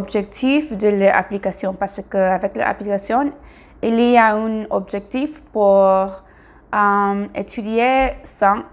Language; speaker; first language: French; non-native, learner; English